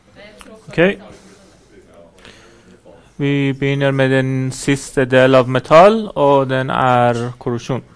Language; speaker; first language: Norwegian; non-native, fluent; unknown